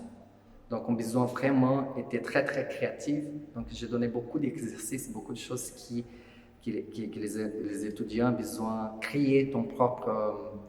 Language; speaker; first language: French; non-native, fluent; Portuguese